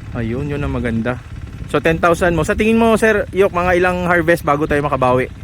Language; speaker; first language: Filipino; native; Filipino